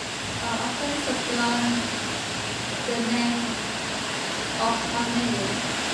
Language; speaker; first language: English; non-native, learner; Indonesian